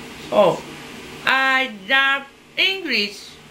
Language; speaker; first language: English; non-native, learner; Japanese